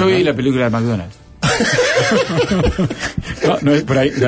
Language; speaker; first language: Spanish; native; Spanish